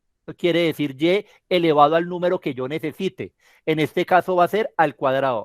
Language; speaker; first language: Spanish; native; Spanish